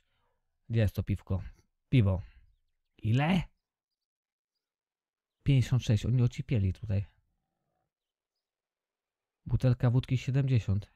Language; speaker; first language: Polish; native; Polish